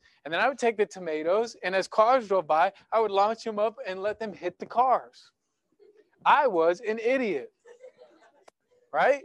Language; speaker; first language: English; native; English